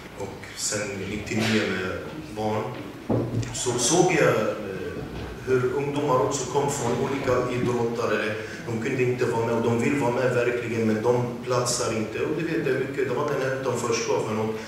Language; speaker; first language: Swedish; early bilingual, other home language; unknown